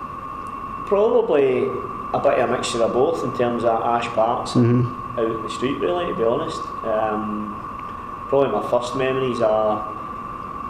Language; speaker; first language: English; native; English